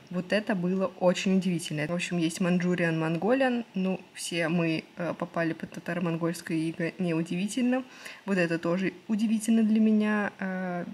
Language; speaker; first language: Russian; native; Russian